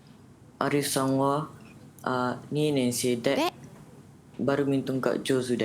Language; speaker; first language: Japanese; non-native, learner; Malay